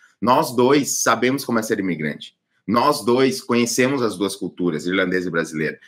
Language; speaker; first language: Portuguese; native; Portuguese